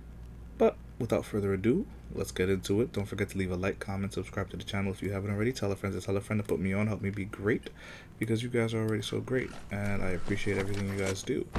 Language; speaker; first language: English; native; English